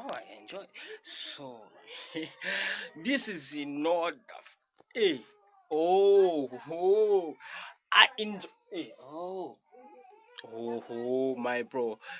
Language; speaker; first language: English; non-native, learner; Rundi